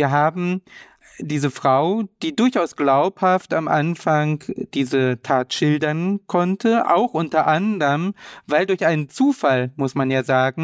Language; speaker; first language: German; native; German